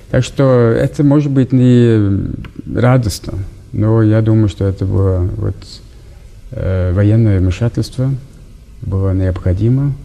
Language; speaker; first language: Russian; non-native, fluent; Norwegian